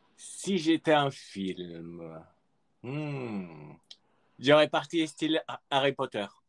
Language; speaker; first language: French; early bilingual, other home language; Spanish